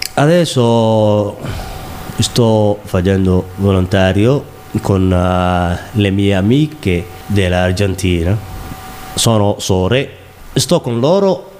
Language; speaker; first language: Italian; non-native, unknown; Somali